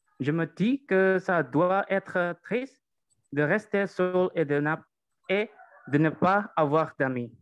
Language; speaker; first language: French; non-native, learner; Indonesian